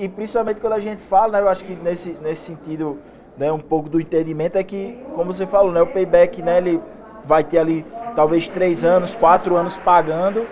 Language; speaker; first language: Portuguese; native; Portuguese